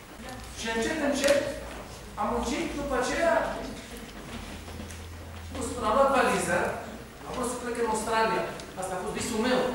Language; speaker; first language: Romanian; non-native, learner; Hebrew